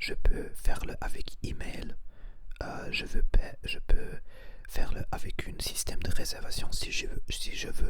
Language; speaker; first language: French; non-native, learner; Spanish